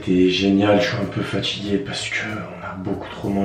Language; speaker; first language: French; native; French